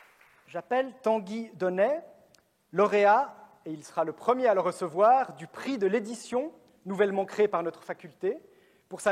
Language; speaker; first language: French; native; French